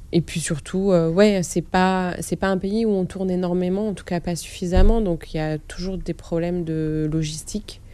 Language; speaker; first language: French; non-native, local second language; Arabic